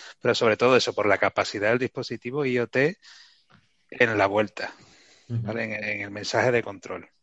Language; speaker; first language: Spanish; native; Spanish